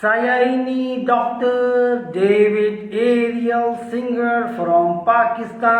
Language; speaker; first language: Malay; non-native, learner; Urdu